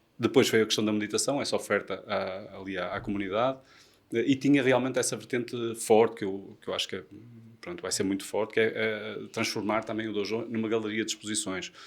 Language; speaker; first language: Portuguese; native; Portuguese